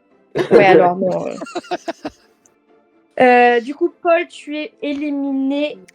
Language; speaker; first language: French; native; French